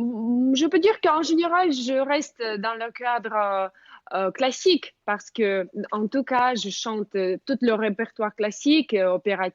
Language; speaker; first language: French; non-native, fluent; Russian